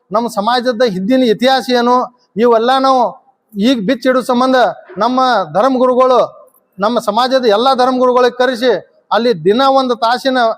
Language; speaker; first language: Kannada; non-native, local second language; Lambadi